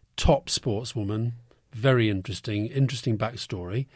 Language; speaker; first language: English; native; English